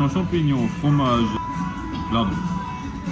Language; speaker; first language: Japanese; non-native, learner; French